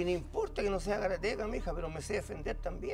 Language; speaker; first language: Spanish; native; Spanish